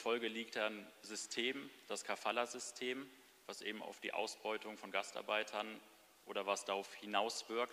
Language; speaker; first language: German; native; German